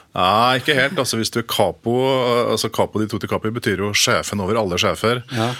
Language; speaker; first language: Norwegian; native; Norwegian